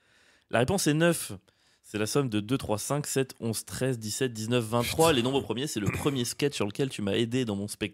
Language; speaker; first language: French; native; French